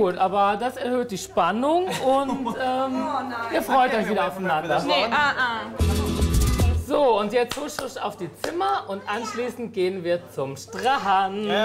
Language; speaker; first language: German; native; German